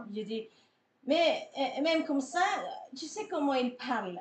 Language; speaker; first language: French; non-native, fluent; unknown